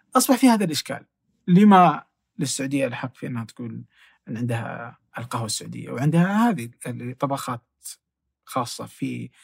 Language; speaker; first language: Arabic; native; Arabic